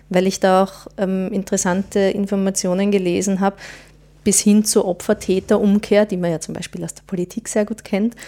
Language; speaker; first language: German; native; German